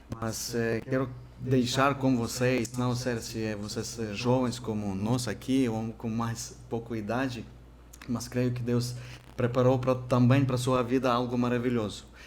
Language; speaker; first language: Portuguese; non-native, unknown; Ukrainian